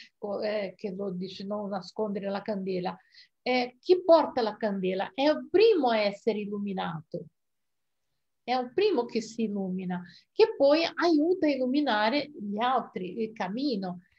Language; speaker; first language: Italian; non-native, fluent; Portuguese